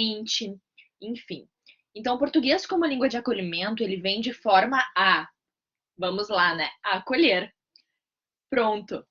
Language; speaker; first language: Portuguese; native; Portuguese